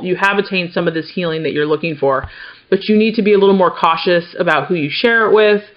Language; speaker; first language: English; native; English